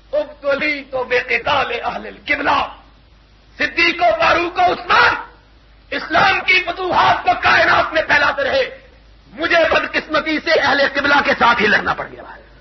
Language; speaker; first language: Urdu; non-native, local second language; Punjabi